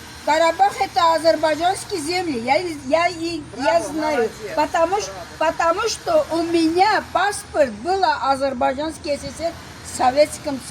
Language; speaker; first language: Russian; non-native, local second language; Armenian